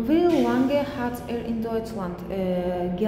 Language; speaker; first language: German; non-native, fluent; Azerbaijani